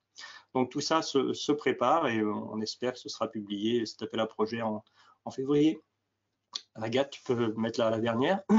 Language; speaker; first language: French; native; French